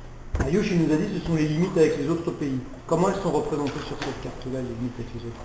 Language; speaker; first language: French; native; French